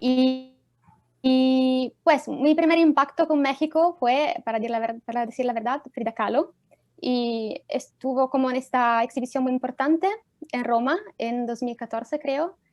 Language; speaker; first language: Spanish; non-native, fluent; Italian